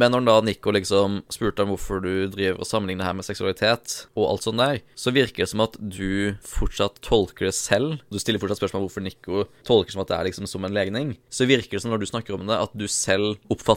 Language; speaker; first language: Norwegian; native; Norwegian